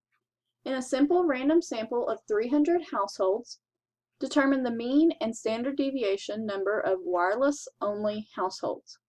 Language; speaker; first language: English; native; English